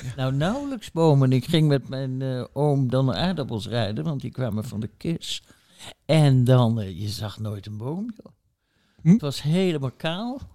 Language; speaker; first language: Dutch; native; Dutch